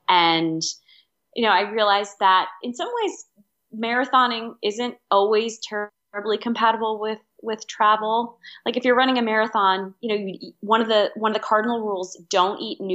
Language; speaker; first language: English; native; English